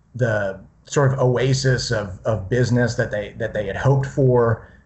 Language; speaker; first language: English; native; English